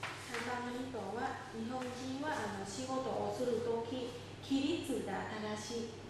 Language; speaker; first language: Japanese; non-native, fluent; Vietnamese